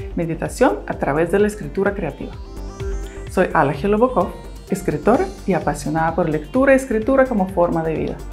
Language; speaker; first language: Spanish; non-native, fluent; Russian